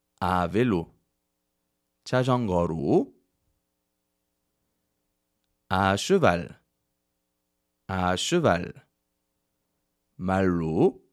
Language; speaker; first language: Korean; non-native, fluent; French